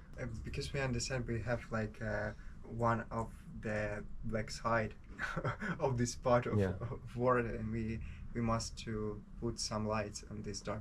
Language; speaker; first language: English; non-native, learner; Ukrainian